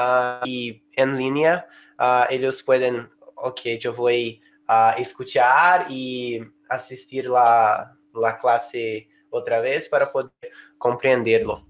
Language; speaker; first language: Spanish; non-native, fluent; Portuguese